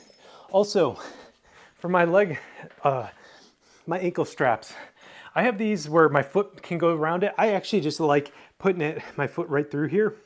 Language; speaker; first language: English; native; English